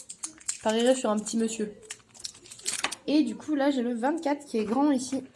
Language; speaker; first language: French; native; French